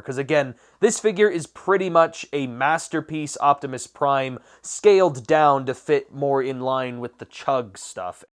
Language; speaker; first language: English; native; English